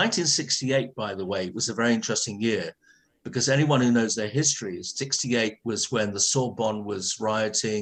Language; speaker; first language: English; native; English